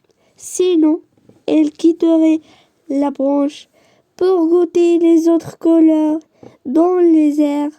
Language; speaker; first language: French; non-native, learner; Arabic